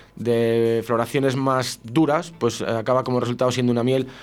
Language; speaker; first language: Spanish; native; Spanish